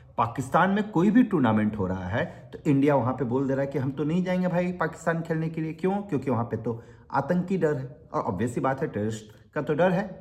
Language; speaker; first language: Hindi; native; Hindi